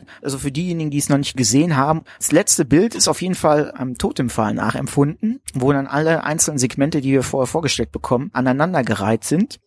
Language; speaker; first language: German; native; German